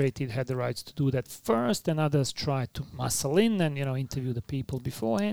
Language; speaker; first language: English; non-native, fluent; Bosnian